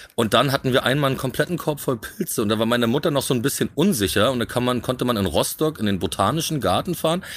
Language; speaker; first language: German; native; German